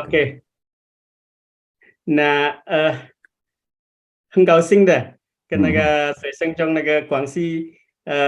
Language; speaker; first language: Chinese; non-native, learner; Indonesian